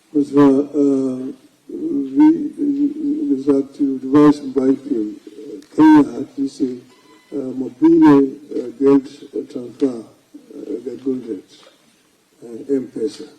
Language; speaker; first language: German; non-native, fluent; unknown